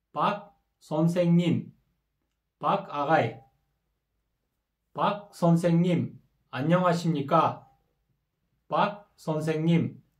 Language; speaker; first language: Korean; non-native, fluent; Kyrgyz